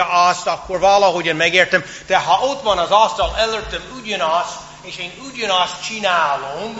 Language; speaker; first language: Hungarian; non-native, fluent; English